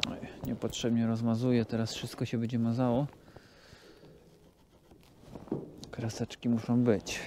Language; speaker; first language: Polish; native; Polish